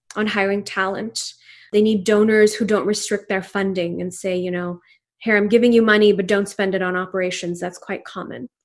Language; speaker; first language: English; non-native, local second language; Urdu